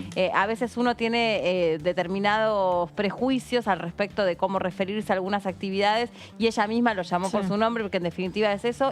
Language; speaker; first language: Spanish; native; Spanish